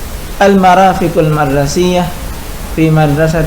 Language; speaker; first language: Arabic; non-native, fluent; Indonesian